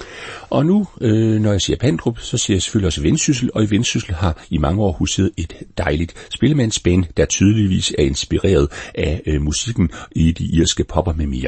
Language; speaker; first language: Danish; native; Danish